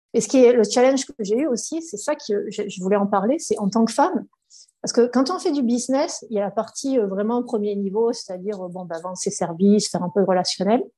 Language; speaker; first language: French; native; French